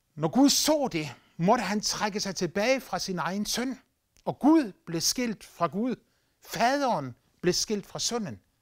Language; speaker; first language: Danish; native; Danish